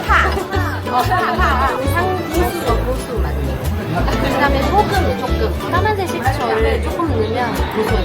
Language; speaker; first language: Korean; non-native, fluent; Chinese